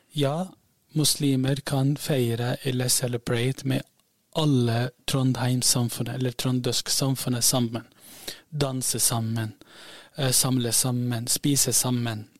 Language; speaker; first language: Norwegian; non-native, learner; Arabic